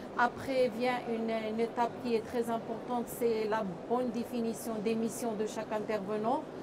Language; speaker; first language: French; non-native, local second language; Arabic